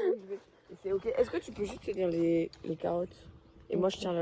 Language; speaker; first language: French; native; French